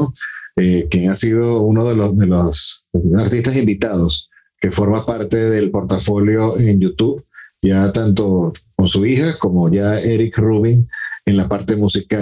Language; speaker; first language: Spanish; native; Spanish